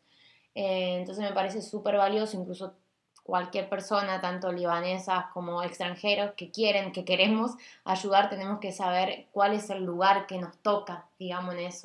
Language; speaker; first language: Spanish; native; Spanish